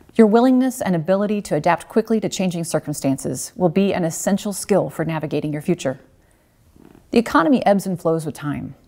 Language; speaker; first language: English; native; English